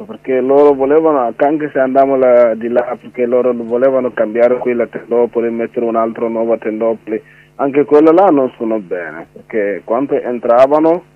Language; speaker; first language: Italian; non-native, learner; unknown